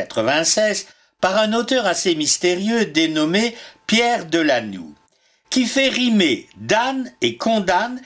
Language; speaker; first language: French; native; French